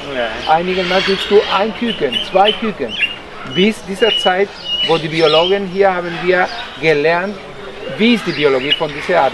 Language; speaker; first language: German; non-native, fluent; Spanish